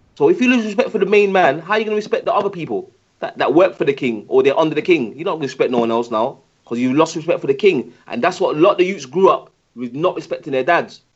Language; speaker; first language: English; native; English